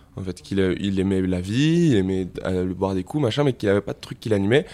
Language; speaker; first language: French; native; French